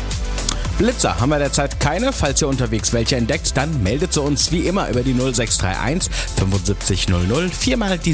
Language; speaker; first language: German; native; German